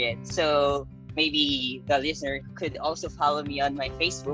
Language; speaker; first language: English; non-native, local second language; Filipino